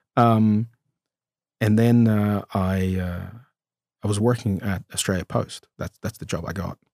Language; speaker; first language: English; early bilingual, other home language; Romanian